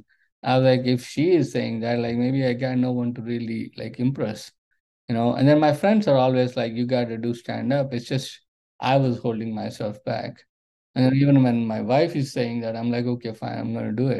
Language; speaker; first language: English; non-native, local second language; Telugu